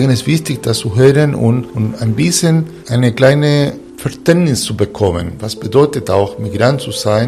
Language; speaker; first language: German; non-native, fluent; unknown